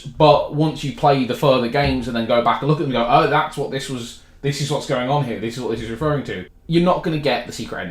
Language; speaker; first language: English; native; English